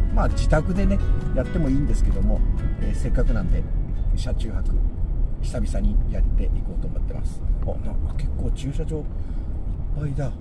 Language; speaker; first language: Japanese; native; Japanese